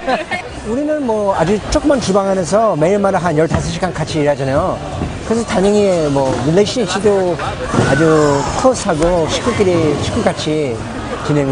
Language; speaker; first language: Korean; early bilingual, heritage; Korean